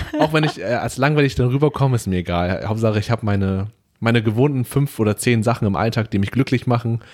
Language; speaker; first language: German; early bilingual, other home language; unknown